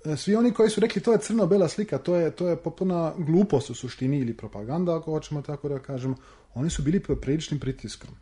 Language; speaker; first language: Serbian; early bilingual, heritage; Serbian